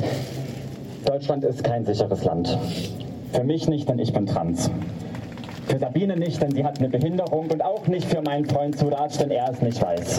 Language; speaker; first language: German; native; German